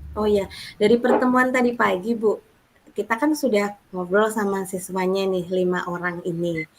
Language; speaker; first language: Indonesian; native; Indonesian